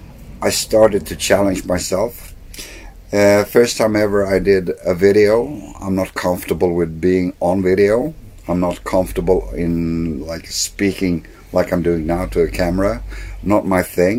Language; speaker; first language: English; non-native, fluent; Swedish